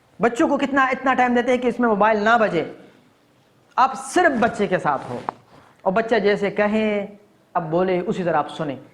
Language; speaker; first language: Urdu; non-native, local second language; Pashto